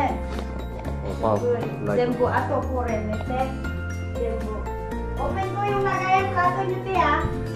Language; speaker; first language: Japanese; non-native, learner; Filipino